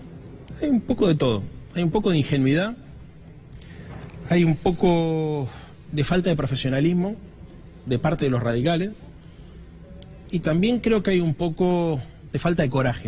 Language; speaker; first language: Spanish; native; Spanish